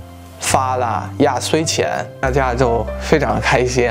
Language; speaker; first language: Chinese; non-native, fluent; Malagasy